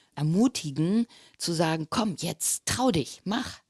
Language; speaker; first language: German; native; German